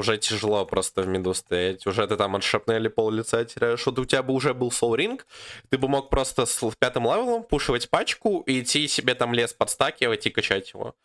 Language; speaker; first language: Russian; native; Russian